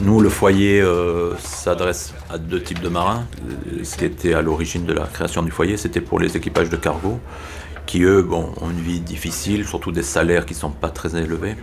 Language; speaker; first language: French; native; French